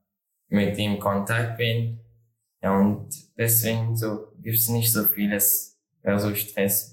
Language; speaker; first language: German; non-native, learner; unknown